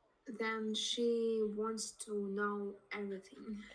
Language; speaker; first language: English; non-native, learner; Russian